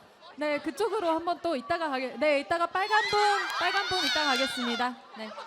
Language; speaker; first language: Korean; native; Korean